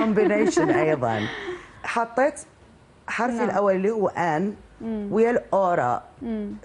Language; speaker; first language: Arabic; native; Arabic